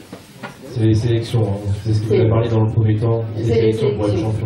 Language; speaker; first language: French; native; French